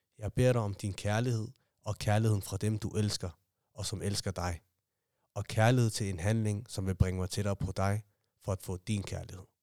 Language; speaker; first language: Danish; early bilingual, other home language; Somali